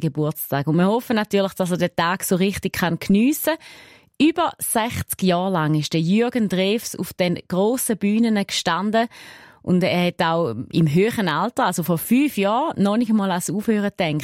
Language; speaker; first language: German; native; German